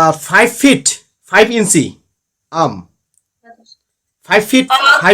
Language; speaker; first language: English; non-native, learner; Bangla